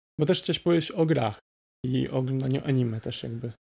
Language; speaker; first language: Polish; native; Polish